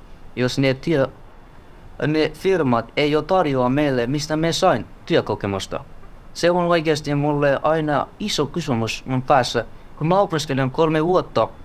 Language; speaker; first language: Finnish; non-native, learner; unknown